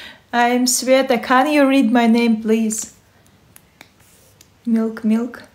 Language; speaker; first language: English; non-native, learner; Russian